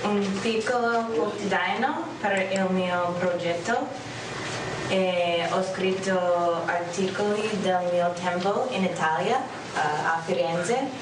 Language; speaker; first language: Italian; non-native, learner; English